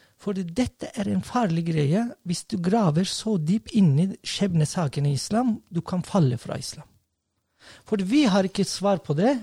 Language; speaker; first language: Norwegian; non-native, fluent; Turkish